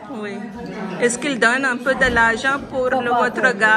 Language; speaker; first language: French; non-native, learner; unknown